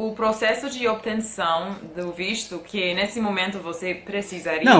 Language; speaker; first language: Portuguese; non-native, fluent; English